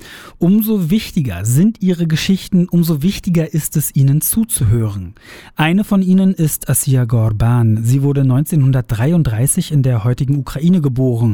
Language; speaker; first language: German; native; German